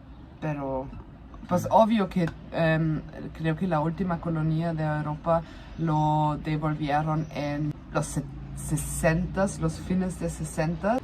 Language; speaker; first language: Spanish; non-native, fluent; German